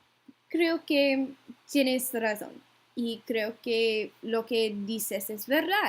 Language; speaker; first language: Spanish; non-native, learner; English